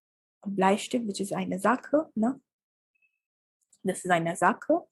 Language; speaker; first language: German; non-native, fluent; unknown